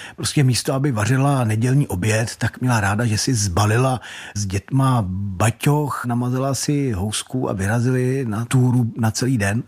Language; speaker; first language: Czech; native; Czech